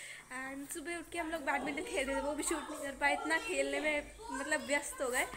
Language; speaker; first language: Hindi; native; Hindi